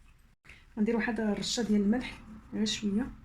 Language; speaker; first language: Arabic; native; Arabic